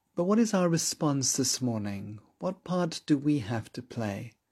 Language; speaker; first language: English; native; English